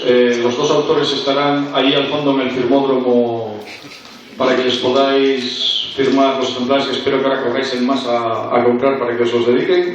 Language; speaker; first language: Spanish; native; Spanish